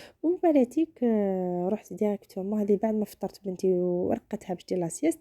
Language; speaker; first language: Arabic; native; Arabic